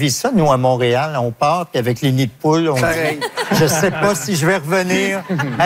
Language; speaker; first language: French; native; French